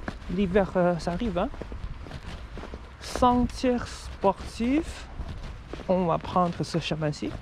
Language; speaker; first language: French; non-native, fluent; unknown